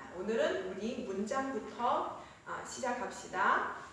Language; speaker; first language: Korean; non-native, fluent; Chinese